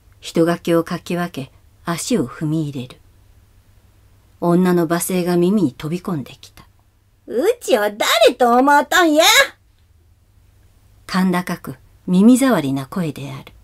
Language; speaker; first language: Japanese; native; Japanese